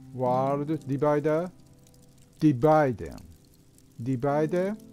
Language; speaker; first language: English; non-native, learner; Japanese